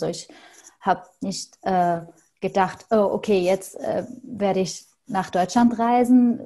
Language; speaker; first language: German; non-native, fluent; Arabic